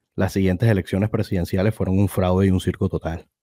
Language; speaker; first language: Spanish; native; Spanish